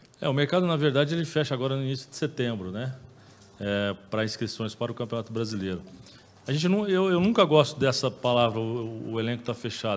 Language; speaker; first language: Portuguese; native; Portuguese